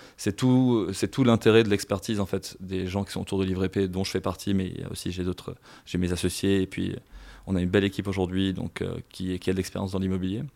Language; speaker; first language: French; non-native, local second language; Arabic